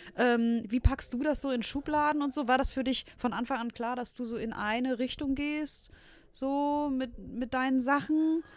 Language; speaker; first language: German; native; German